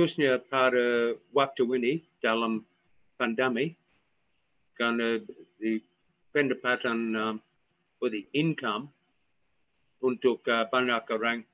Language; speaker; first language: Indonesian; non-native, fluent; English